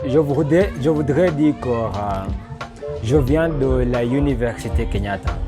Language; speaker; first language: French; non-native, learner; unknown